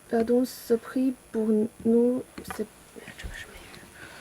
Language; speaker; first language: French; non-native, learner; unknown